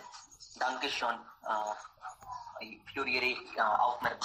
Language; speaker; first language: German; non-native, learner; Hindi